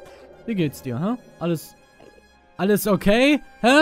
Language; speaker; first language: German; native; German